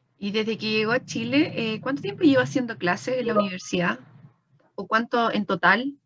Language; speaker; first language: Spanish; native; Spanish